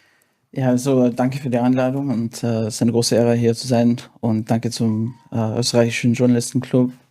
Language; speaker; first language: German; non-native, fluent; English